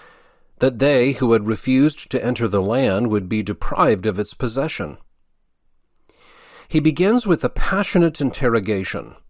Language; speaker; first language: English; native; English